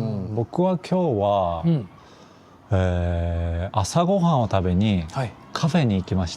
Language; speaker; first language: Japanese; non-native, fluent; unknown